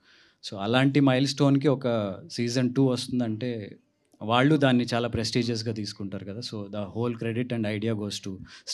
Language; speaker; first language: Telugu; native; Telugu